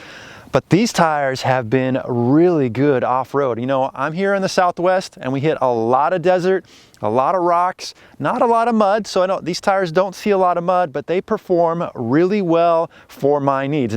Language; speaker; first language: English; native; English